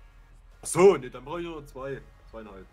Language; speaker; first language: German; native; German